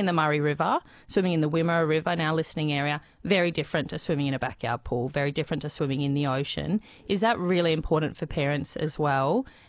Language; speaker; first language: English; native; English